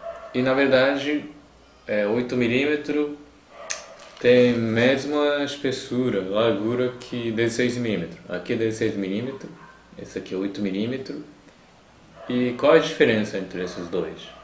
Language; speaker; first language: Portuguese; non-native, fluent; Japanese